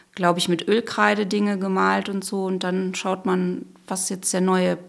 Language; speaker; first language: German; native; German